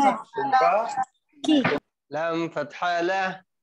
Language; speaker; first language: Arabic; non-native, learner; Bangla